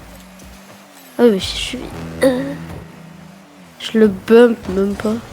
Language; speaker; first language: French; native; French